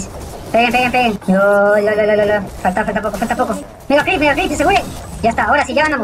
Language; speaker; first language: Spanish; native; Spanish